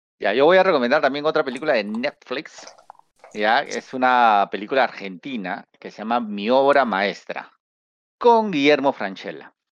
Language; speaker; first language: Spanish; native; Spanish